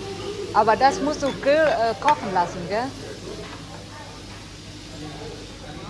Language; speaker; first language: German; non-native, learner; Vietnamese